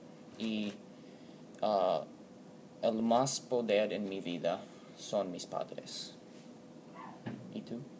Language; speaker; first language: Spanish; non-native, learner; English